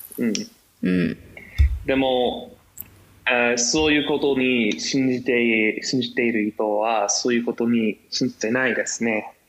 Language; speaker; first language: Japanese; non-native, learner; English